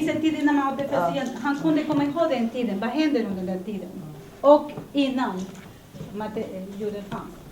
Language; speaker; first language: Swedish; early bilingual, other home language; Spanish